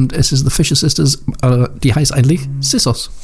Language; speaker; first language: German; non-native, learner; English